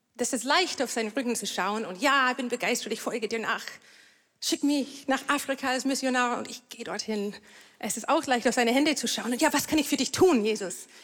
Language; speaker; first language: German; non-native, fluent; English